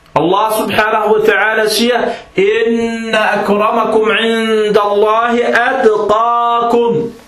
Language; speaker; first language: Danish; early bilingual, other home language; Arabic